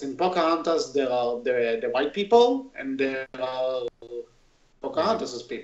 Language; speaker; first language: English; native; English